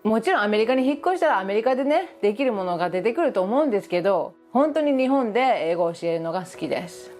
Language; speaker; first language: Japanese; early bilingual, other home language; English